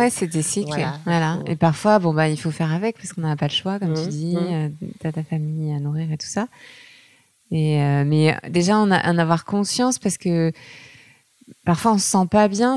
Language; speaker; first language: French; native; French